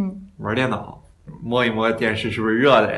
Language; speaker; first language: Chinese; native; Chinese